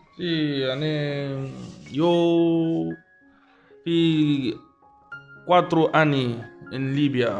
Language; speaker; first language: Italian; non-native, learner; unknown